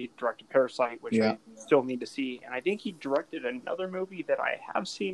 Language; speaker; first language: English; native; English